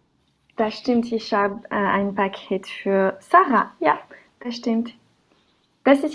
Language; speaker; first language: German; non-native, learner; French